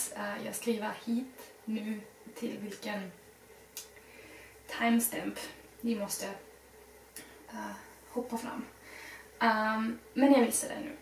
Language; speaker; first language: Swedish; non-native, fluent; German